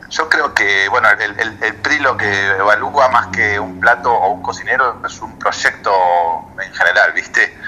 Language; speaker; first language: Spanish; native; Spanish